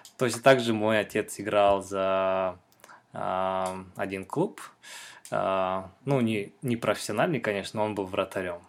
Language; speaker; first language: Russian; non-native, local second language; Kyrgyz